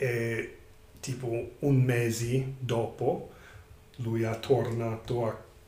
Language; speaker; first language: Italian; non-native, learner; English